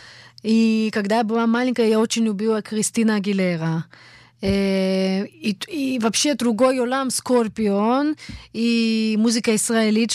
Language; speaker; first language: Russian; early bilingual, heritage; Russian